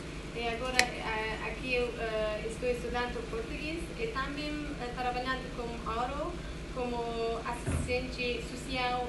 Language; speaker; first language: Portuguese; non-native, learner; Persian